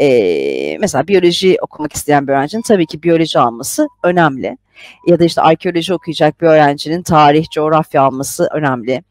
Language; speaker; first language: Turkish; native; Turkish